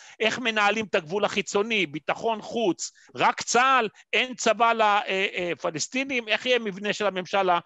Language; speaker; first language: Hebrew; native; Hebrew